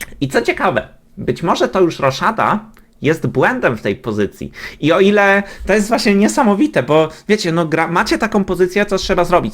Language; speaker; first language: Polish; native; Polish